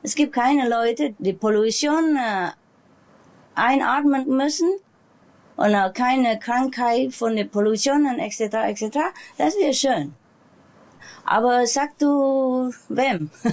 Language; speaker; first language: German; non-native, learner; Vietnamese